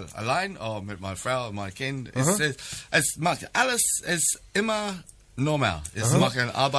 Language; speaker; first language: German; non-native, learner; English